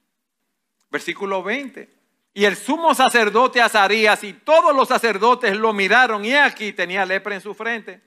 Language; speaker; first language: Spanish; native; Spanish